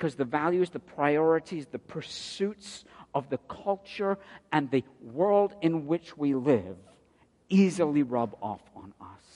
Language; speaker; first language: English; native; English